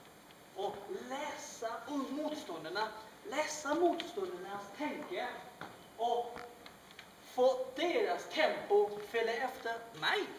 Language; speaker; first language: Swedish; non-native, learner; Chinese